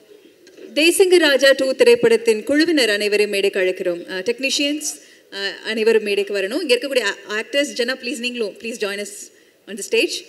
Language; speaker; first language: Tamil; native; Tamil